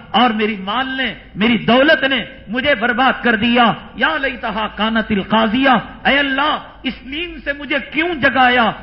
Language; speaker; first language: Urdu; native; Urdu